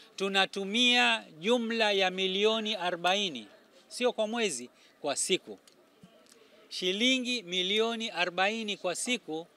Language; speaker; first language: Swahili; native; Swahili